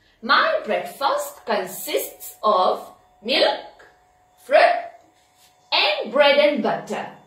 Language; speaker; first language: English; non-native, local second language; Morisyen